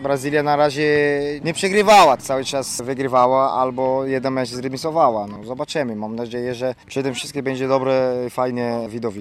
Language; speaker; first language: Polish; non-native, fluent; Portuguese